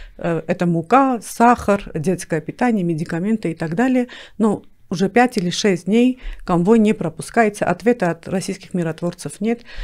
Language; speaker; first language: Russian; non-native, local second language; Armenian